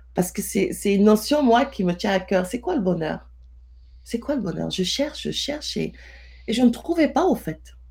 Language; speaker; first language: French; non-native, local second language; Wolof